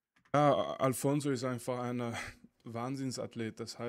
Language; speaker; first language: German; non-native, fluent; French